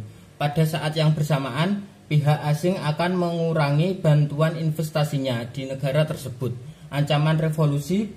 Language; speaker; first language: Indonesian; native; Indonesian